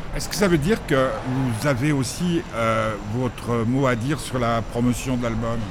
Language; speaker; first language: French; native; French